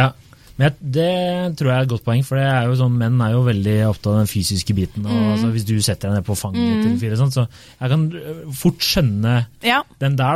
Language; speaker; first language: Norwegian; native; Norwegian